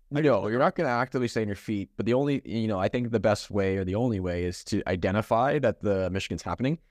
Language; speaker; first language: English; native; English